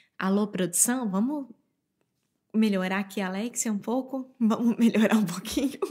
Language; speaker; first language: Portuguese; native; Portuguese